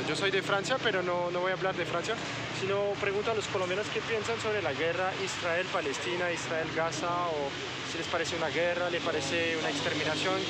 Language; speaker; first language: Spanish; non-native, fluent; French